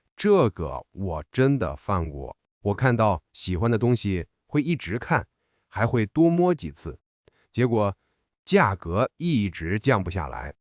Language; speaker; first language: Chinese; non-native, fluent; English